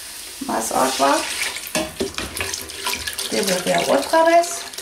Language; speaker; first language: Spanish; non-native, learner; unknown